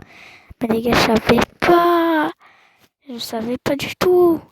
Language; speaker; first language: French; native; French